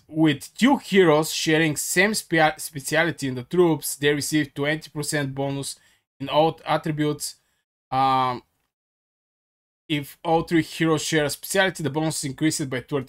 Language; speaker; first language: English; non-native, fluent; Bulgarian